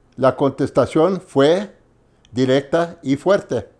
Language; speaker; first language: Spanish; early bilingual, heritage; Spanish